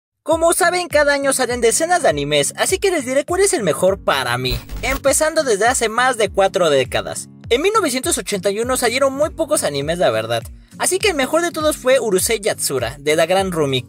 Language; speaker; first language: Spanish; native; Spanish